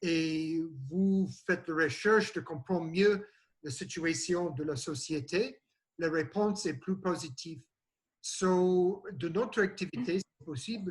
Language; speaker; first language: French; non-native, learner; English